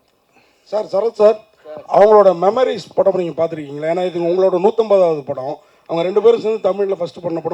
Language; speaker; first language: Tamil; native; Tamil